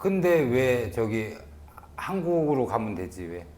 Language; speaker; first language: Korean; native; Korean